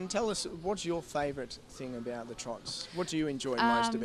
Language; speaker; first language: English; native; English